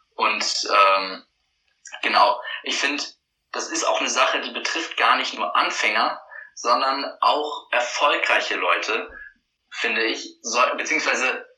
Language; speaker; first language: German; native; German